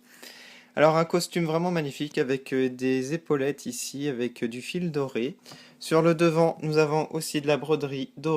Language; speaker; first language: French; native; French